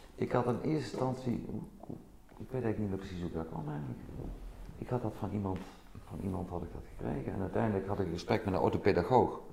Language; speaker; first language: Dutch; native; Dutch